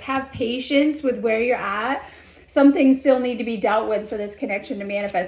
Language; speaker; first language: English; native; English